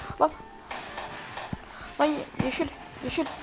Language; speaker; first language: Turkish; native; Turkish